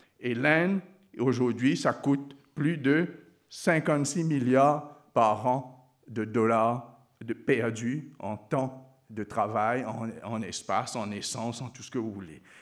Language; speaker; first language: French; non-native, local second language; Morisyen